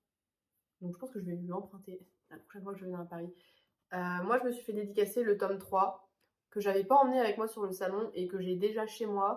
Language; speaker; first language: French; native; French